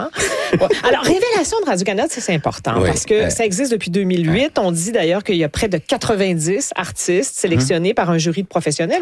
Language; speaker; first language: French; native; French